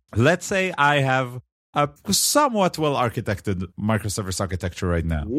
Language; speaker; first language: English; non-native, fluent; Hebrew